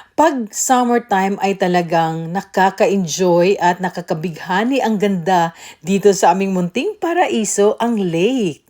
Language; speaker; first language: Filipino; native; Filipino